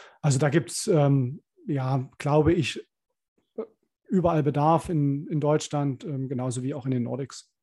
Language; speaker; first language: German; native; German